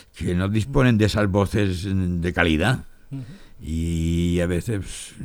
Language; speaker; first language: Spanish; native; Spanish